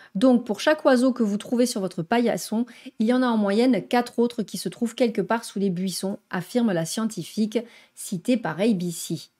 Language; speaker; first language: French; native; French